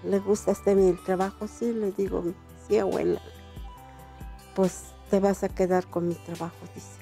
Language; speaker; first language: Spanish; non-native, local second language; Zapotec